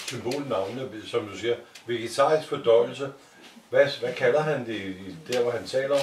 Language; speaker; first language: Danish; native; Danish